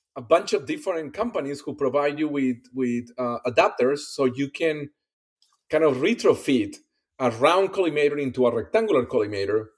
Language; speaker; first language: English; non-native, fluent; Spanish